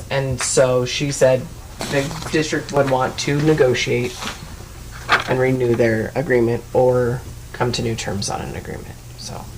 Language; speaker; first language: English; native; English